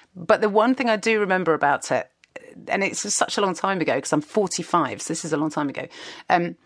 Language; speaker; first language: English; native; English